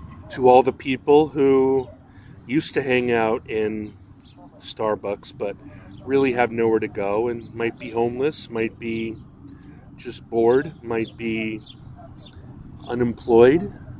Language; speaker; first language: English; native; English